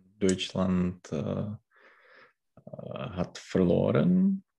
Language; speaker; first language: German; non-native, learner; Czech